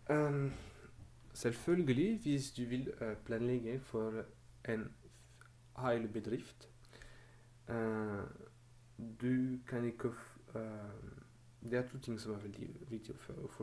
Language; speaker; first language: Norwegian; non-native, fluent; French